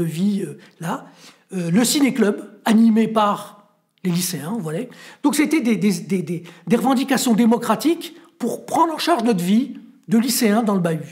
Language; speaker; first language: French; native; French